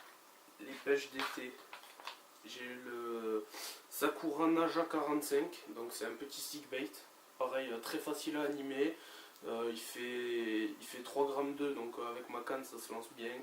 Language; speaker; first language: French; native; French